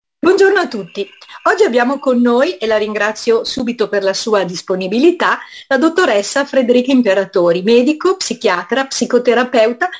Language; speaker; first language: Italian; native; Italian